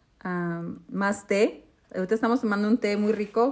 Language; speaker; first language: Spanish; early bilingual, heritage; Spanish